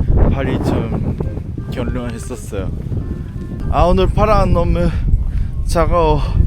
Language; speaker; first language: Korean; non-native, fluent; Japanese